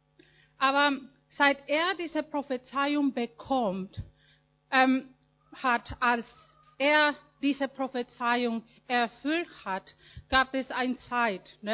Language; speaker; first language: German; non-native, fluent; Spanish